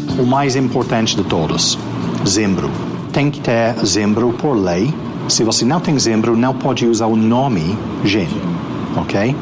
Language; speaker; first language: Portuguese; non-native, fluent; English